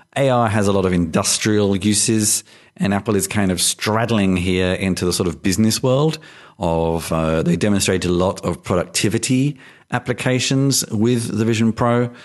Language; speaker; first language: English; native; English